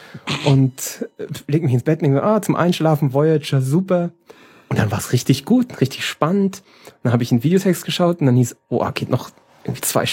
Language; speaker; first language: German; native; German